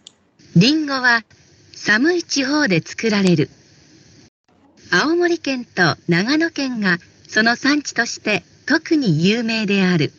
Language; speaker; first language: Japanese; non-native, learner; Indonesian